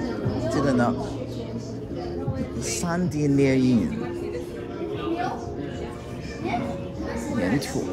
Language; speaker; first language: Chinese; non-native, local second language; Cantonese